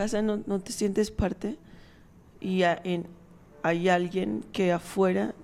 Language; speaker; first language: Spanish; native; Spanish